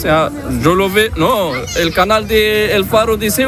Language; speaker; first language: Spanish; non-native, learner; Arabic